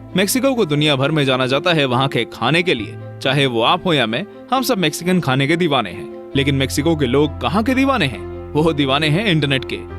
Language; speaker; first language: Hindi; native; Hindi